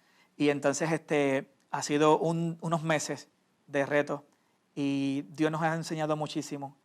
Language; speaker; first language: Spanish; native; Spanish